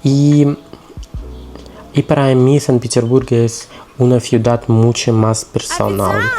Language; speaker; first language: Spanish; non-native, learner; Russian